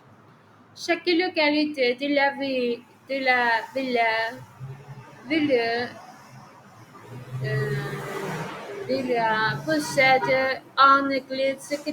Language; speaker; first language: French; non-native, learner; Spanish